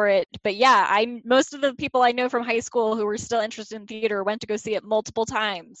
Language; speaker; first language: English; native; English